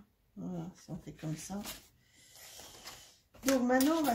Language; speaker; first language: French; native; French